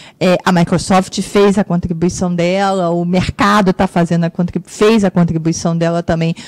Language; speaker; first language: Portuguese; native; Portuguese